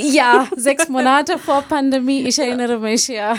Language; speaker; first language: German; non-native, learner; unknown